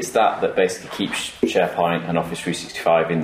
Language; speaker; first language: English; native; English